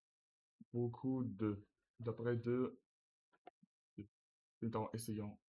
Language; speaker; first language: French; non-native, learner; Russian